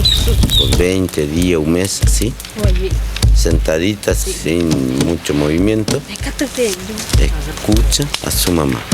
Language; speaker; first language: Spanish; non-native, local second language; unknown